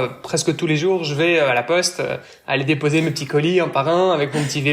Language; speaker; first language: French; native; French